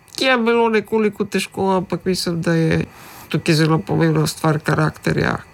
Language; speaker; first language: Slovenian; early bilingual, other home language; Macedonian